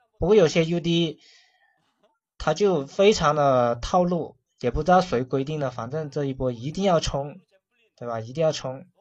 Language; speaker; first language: Chinese; non-native, local second language; Cantonese